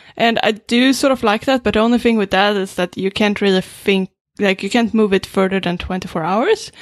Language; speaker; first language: English; non-native, fluent; Swedish